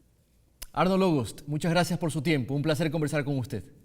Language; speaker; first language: Spanish; native; Spanish